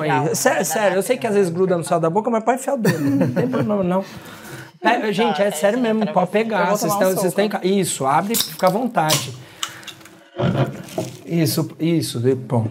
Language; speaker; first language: Portuguese; native; Portuguese